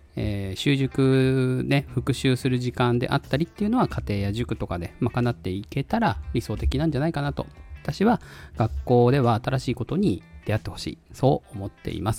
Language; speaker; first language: Japanese; native; Japanese